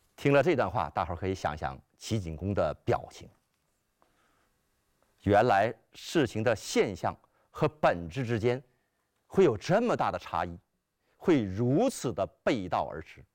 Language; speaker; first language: Chinese; native; Chinese